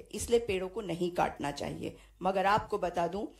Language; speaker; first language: Hindi; native; Hindi